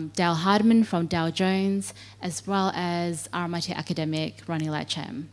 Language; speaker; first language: English; native; English